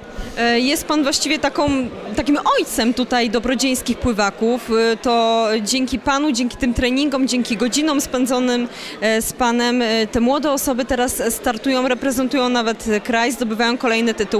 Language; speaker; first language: Polish; native; Polish